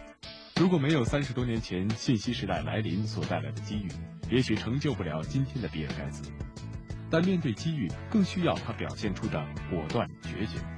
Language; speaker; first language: Chinese; native; Chinese